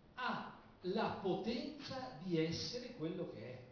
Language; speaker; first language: Italian; native; Italian